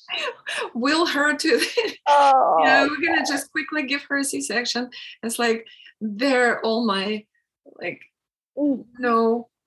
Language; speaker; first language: English; non-native, fluent; Russian